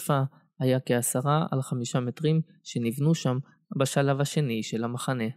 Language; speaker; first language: Hebrew; native; Hebrew